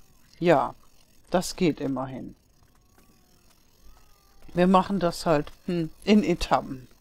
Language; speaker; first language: German; native; German